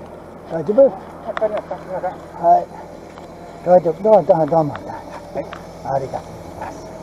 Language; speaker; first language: Japanese; non-native, learner; English